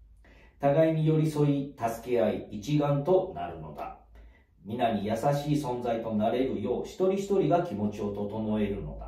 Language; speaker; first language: Japanese; native; Japanese